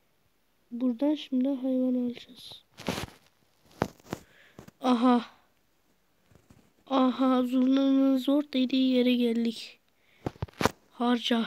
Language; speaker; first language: Turkish; native; Turkish